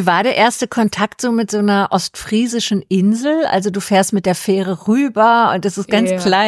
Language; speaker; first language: German; native; German